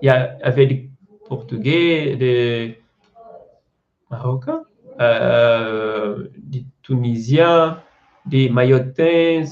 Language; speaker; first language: French; non-native, learner; Portuguese